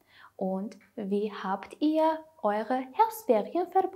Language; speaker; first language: German; non-native, fluent; Armenian